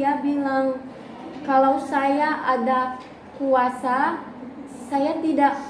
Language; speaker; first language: Indonesian; non-native, learner; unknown